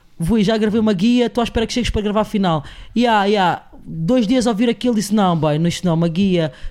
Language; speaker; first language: Portuguese; native; Portuguese